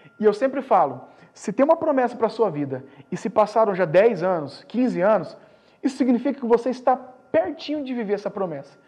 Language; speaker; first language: Portuguese; native; Portuguese